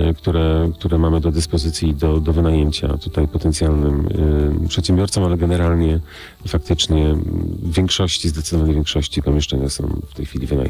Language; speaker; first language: Polish; native; Polish